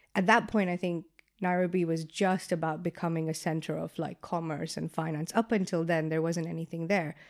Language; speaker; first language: English; non-native, local second language; Gujarati